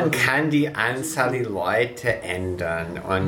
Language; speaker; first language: German; non-native, fluent; English